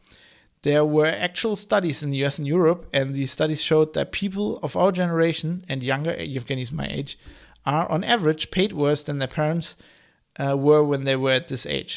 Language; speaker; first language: English; non-native, fluent; German